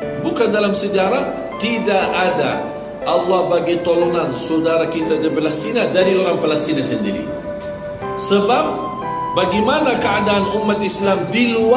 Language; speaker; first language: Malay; non-native, fluent; Arabic